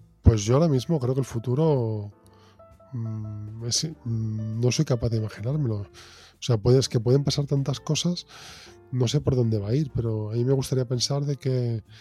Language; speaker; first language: Spanish; native; Spanish